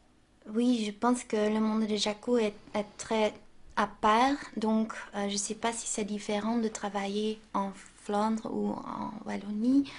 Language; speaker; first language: French; non-native, local second language; Dutch